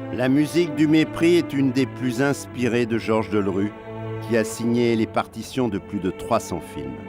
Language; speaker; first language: French; native; French